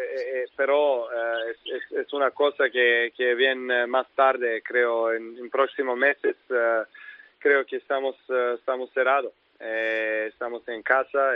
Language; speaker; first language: Spanish; non-native, learner; Serbian